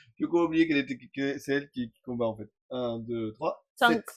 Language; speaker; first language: French; native; French